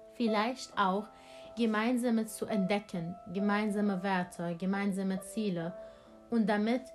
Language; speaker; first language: German; non-native, fluent; Arabic